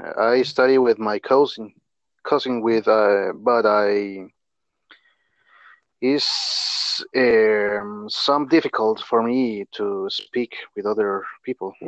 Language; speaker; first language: English; non-native, learner; Spanish